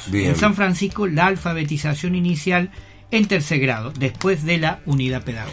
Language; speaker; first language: Spanish; native; Spanish